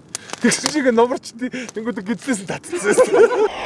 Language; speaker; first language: Mongolian; native; Mongolian